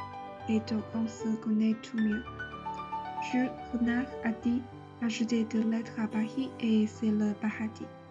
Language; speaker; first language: French; non-native, learner; Chinese